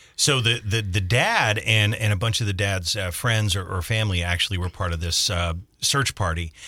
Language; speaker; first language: English; native; English